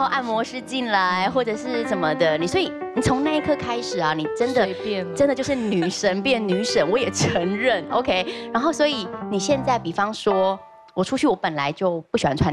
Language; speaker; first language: Chinese; native; Chinese